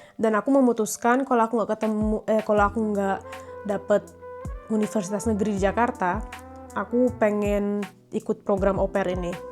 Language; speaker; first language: Indonesian; native; Indonesian